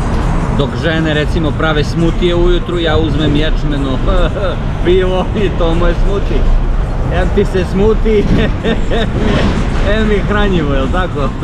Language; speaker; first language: Serbian; native; Serbian